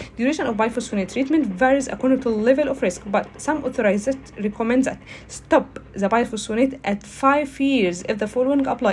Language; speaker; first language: English; non-native, fluent; Arabic